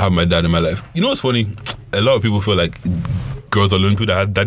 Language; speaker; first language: English; non-native, local second language; Yoruba